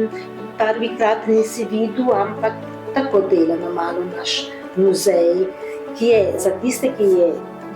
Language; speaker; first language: Slovenian; early bilingual, heritage; Slovenian